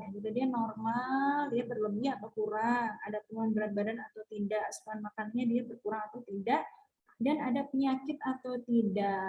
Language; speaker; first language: Indonesian; native; Indonesian